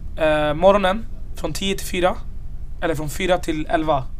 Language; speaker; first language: Swedish; early bilingual, other home language; Arabic